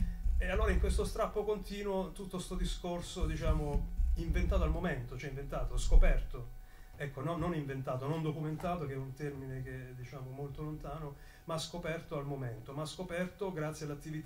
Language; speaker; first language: Italian; native; Italian